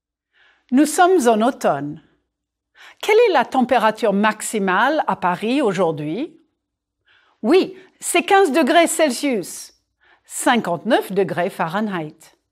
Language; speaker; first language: French; non-native, fluent; English